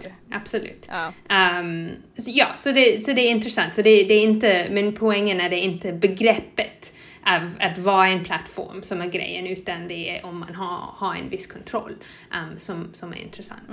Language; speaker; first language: Swedish; non-native, fluent; English